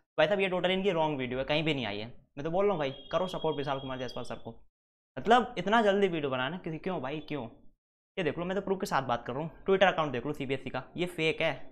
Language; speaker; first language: Hindi; native; Hindi